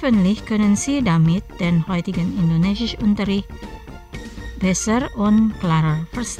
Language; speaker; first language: German; non-native, fluent; Indonesian